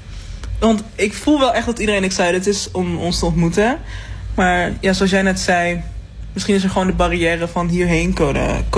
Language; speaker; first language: Dutch; native; Dutch